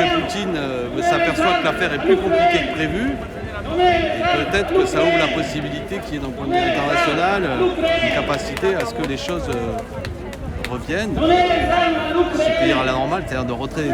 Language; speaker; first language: French; native; French